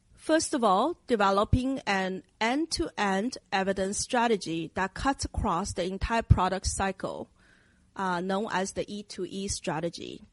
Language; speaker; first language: English; non-native, fluent; Chinese